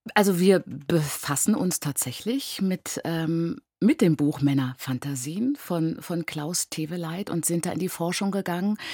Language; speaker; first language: German; early bilingual, other home language; Persian